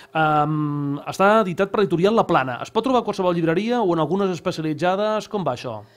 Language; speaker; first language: Catalan; native; Catalan